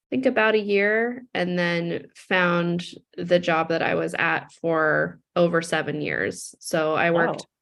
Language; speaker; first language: English; native; English